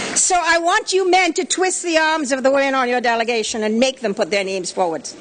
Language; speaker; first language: English; native; English